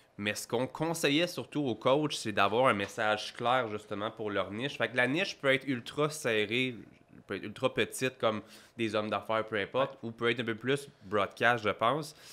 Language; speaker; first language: French; native; French